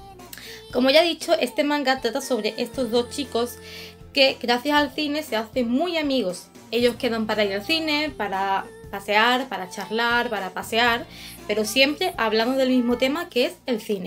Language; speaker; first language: Spanish; native; Spanish